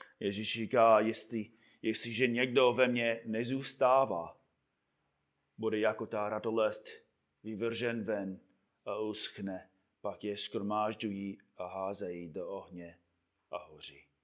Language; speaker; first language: Czech; non-native, fluent; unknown